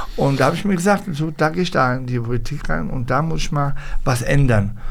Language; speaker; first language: German; early bilingual, other home language; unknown